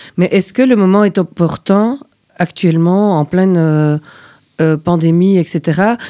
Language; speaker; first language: French; native; French